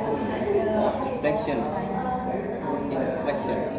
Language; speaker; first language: English; non-native, learner; Indonesian